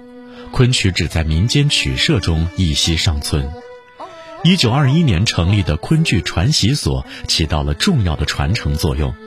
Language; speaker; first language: Chinese; native; Chinese